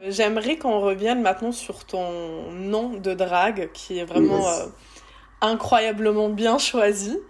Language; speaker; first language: French; native; French